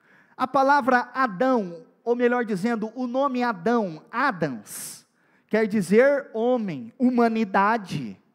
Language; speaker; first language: Portuguese; native; Portuguese